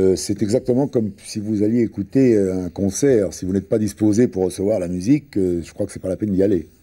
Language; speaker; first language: French; early bilingual, other home language; Italian